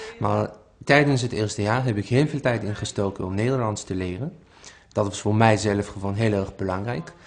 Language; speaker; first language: Dutch; non-native, fluent; Hebrew